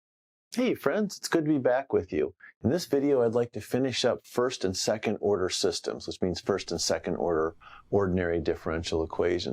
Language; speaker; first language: English; native; English